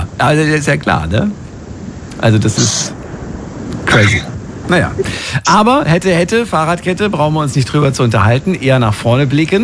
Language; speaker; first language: German; native; German